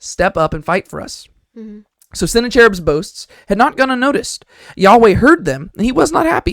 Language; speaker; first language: English; native; English